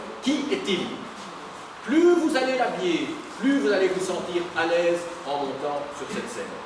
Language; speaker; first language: French; native; French